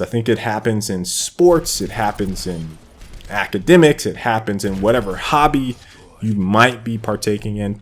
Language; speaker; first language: English; native; English